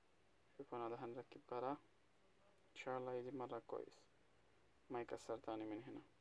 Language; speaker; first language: Arabic; non-native, learner; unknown